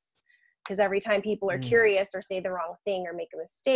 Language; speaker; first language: English; native; English